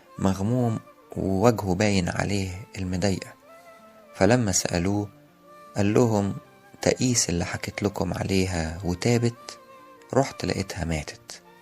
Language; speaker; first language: Egyptian Arabic; native; Egyptian Arabic